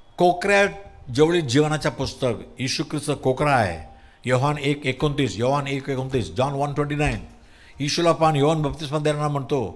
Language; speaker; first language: Marathi; non-native, local second language; Tamil